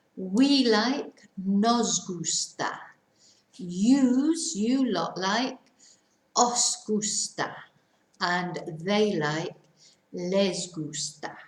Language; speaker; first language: Spanish; non-native, fluent; English